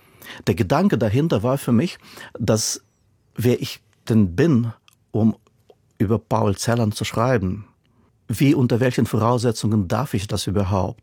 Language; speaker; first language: German; non-native, fluent; Russian